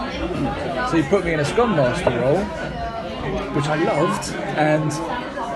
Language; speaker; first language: English; native; English